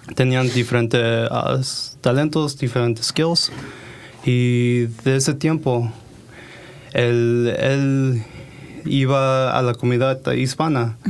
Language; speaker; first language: Spanish; early bilingual, heritage; Spanish